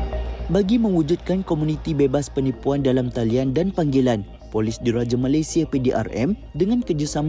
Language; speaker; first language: Malay; native; Malay